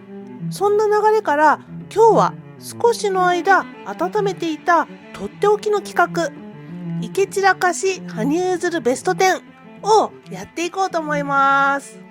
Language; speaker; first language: Japanese; native; Japanese